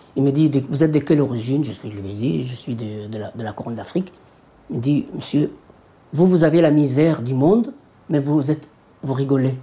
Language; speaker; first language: French; non-native, local second language; Somali